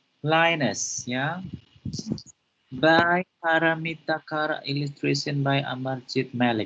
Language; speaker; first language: English; non-native, fluent; Indonesian